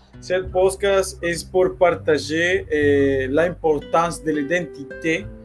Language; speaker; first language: French; non-native, learner; Spanish